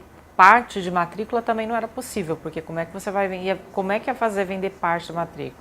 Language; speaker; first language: Portuguese; native; Portuguese